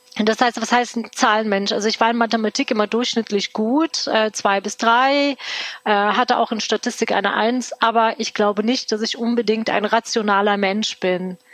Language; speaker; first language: German; early bilingual, other home language; Turkish